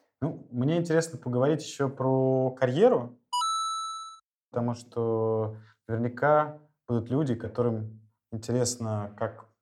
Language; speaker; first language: Russian; native; Russian